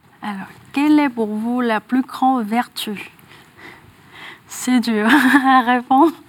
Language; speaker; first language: French; non-native, fluent; Vietnamese